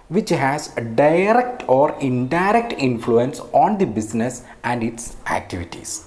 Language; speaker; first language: English; non-native, local second language; Malayalam